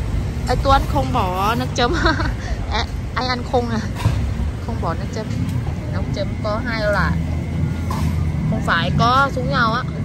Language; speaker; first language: Vietnamese; non-native, learner; Thai